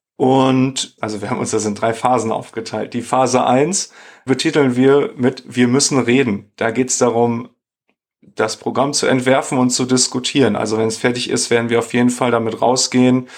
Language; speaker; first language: German; native; German